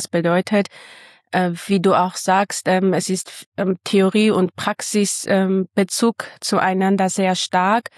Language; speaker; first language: German; non-native, fluent; Armenian